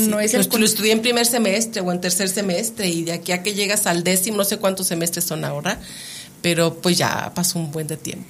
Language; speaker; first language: Spanish; native; Spanish